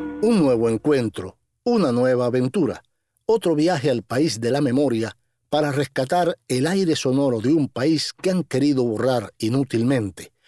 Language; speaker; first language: Spanish; native; Spanish